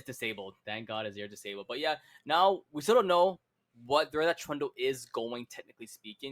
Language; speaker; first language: English; native; English